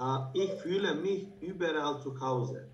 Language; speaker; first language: German; non-native, learner; Bosnian